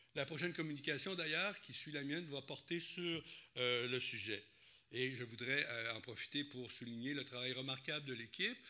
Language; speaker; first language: French; native; French